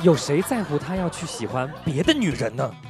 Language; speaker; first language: Chinese; native; Chinese